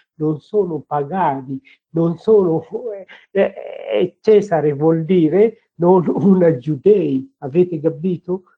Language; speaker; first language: Italian; non-native, learner; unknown